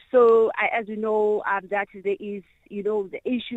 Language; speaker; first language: English; non-native, local second language; Zulu